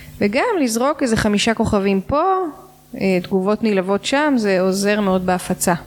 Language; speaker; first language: Hebrew; native; Hebrew